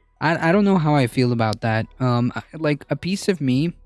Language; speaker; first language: English; native; English